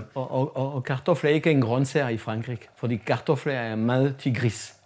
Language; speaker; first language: Danish; non-native, fluent; French